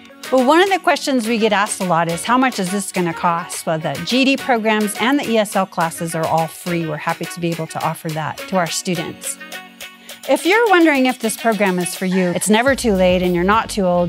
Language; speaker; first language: English; native; English